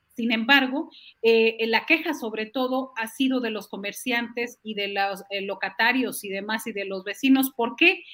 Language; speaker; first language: Spanish; native; Spanish